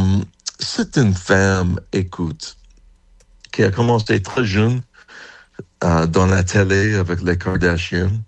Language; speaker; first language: French; non-native, fluent; English